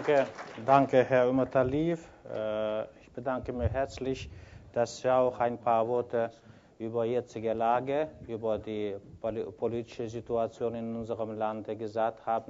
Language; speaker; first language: German; non-native, fluent; Kyrgyz